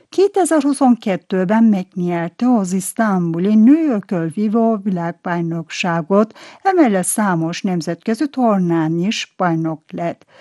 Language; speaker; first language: Hungarian; non-native, fluent; Turkish